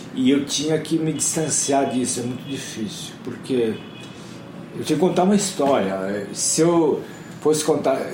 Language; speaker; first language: Portuguese; native; Portuguese